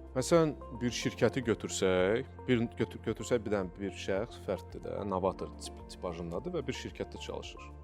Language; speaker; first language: Azerbaijani; non-native, local second language; Russian